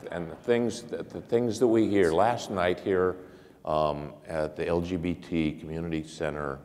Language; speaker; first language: English; native; English